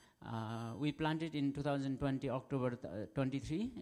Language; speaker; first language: English; non-native, local second language; Nepali